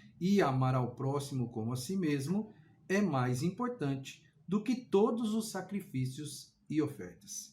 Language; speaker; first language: Portuguese; native; Portuguese